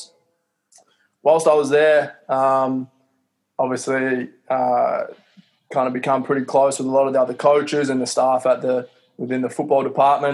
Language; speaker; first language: English; native; English